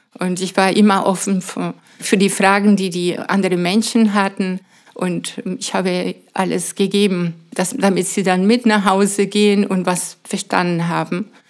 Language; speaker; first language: German; non-native, fluent; Spanish